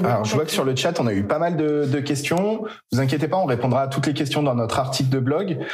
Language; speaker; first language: French; native; French